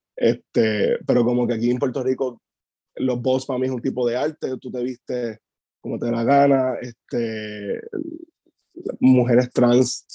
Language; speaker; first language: Spanish; native; Spanish